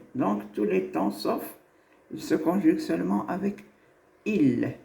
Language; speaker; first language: French; non-native, local second language; Arabic